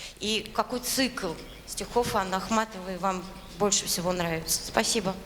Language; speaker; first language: Russian; native; Russian